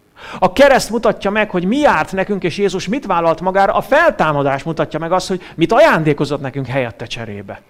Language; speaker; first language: Hungarian; native; Hungarian